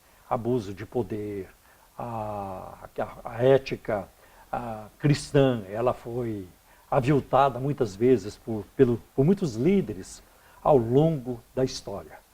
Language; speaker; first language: Portuguese; native; Portuguese